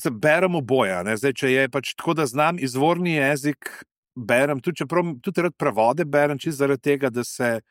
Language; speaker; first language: Slovenian; native; Slovenian